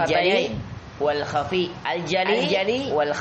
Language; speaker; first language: Arabic; non-native, fluent; Indonesian